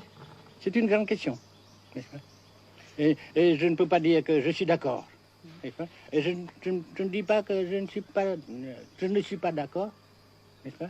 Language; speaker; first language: French; non-native, fluent; Vietnamese